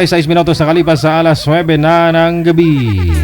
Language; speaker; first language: Filipino; native; Filipino